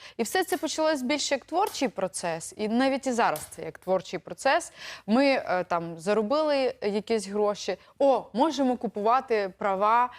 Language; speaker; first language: Ukrainian; native; Ukrainian